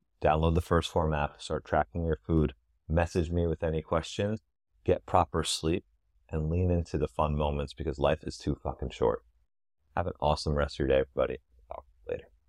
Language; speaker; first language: English; native; English